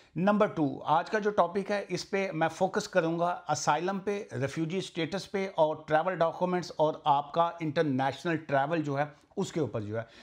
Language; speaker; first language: Urdu; non-native, local second language; Punjabi